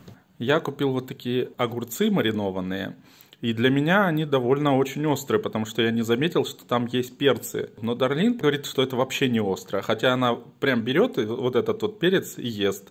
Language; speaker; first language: Russian; native; Russian